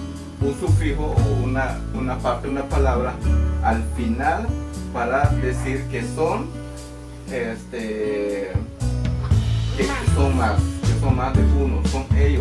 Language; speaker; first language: Spanish; non-native, local second language; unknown